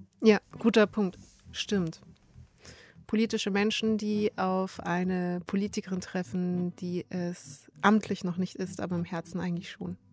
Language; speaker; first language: German; native; German